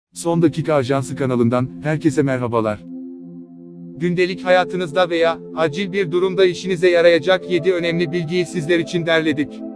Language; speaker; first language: Turkish; native; Turkish